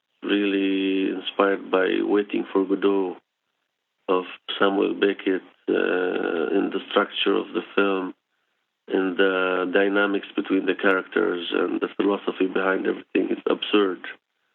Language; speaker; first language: English; non-native, fluent; Hebrew